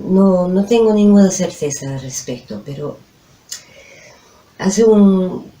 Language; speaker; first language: Spanish; non-native, fluent; French